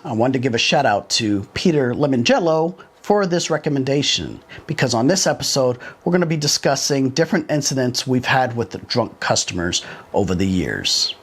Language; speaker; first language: English; native; English